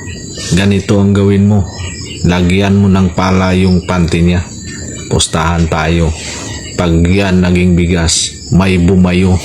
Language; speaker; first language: Filipino; native; Filipino